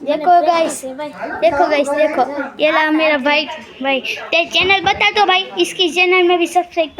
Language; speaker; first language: Hindi; non-native, local second language; Gujarati